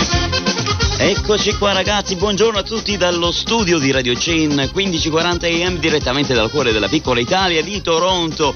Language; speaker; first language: Italian; early bilingual, heritage; Italian